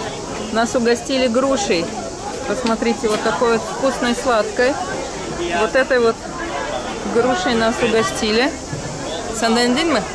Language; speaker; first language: Russian; native; Russian